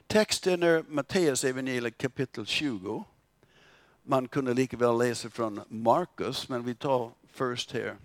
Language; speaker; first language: Swedish; non-native, fluent; English